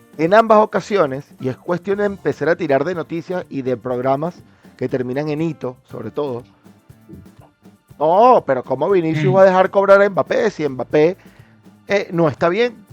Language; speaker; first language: Spanish; native; Spanish